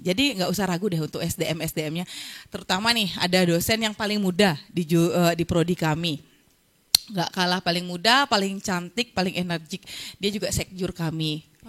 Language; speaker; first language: Indonesian; native; Indonesian